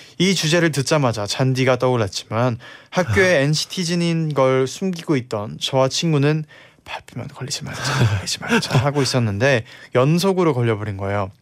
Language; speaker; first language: Korean; native; Korean